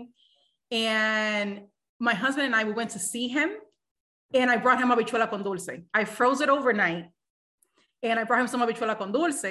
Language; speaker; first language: English; non-native, fluent; Spanish